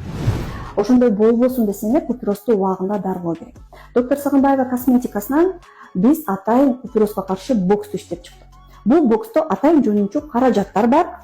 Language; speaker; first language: Kyrgyz; native; Kyrgyz